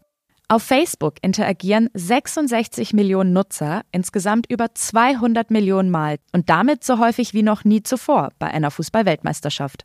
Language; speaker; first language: German; native; German